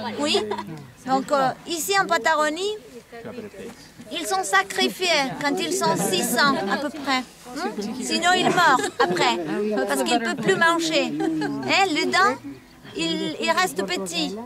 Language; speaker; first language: French; non-native, fluent; Spanish